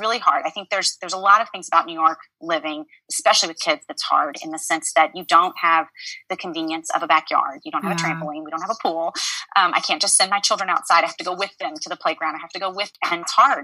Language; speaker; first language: English; native; English